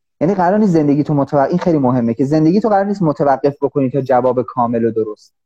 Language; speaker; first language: Persian; native; Persian